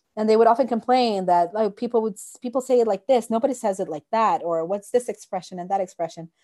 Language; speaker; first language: English; non-native, fluent; Portuguese